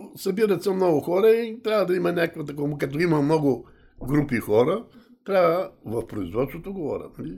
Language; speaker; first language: Bulgarian; native; Bulgarian